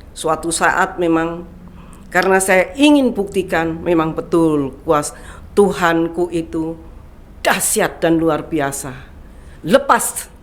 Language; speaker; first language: Indonesian; non-native, local second language; Javanese